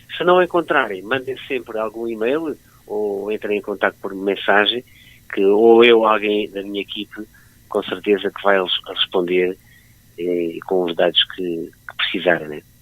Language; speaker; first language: Portuguese; native; Portuguese